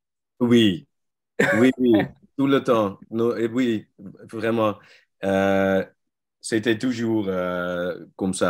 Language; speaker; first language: French; non-native, learner; Dutch